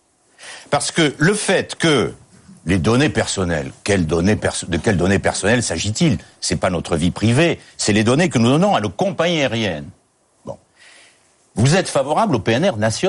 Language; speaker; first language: French; native; French